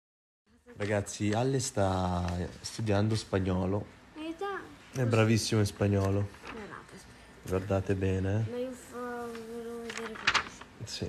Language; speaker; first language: Italian; native; Italian